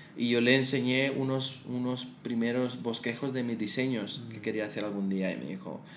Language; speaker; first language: Spanish; native; Spanish